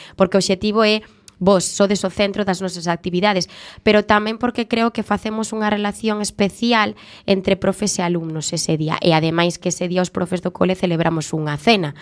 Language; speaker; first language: Galician; native; Galician